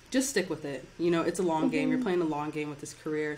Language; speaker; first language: English; native; English